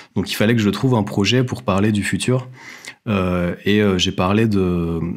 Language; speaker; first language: French; native; French